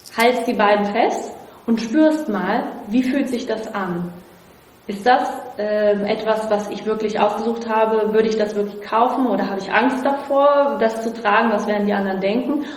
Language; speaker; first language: German; non-native, fluent; Portuguese